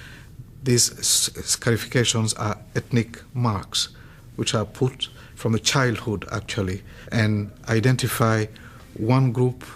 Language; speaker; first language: English; non-native, fluent; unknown